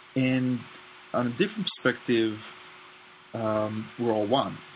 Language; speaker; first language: English; non-native, fluent; Hebrew